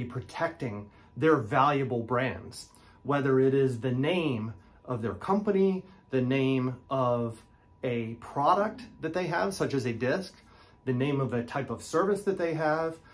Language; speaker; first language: English; native; English